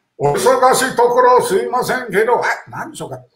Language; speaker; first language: Japanese; non-native, fluent; English